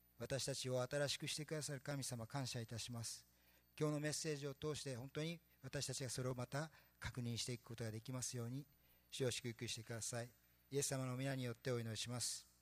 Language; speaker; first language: Japanese; native; Japanese